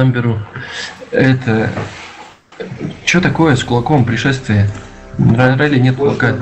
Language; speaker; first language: Russian; native; Russian